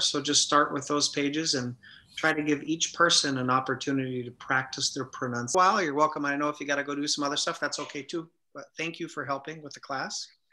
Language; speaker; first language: English; native; English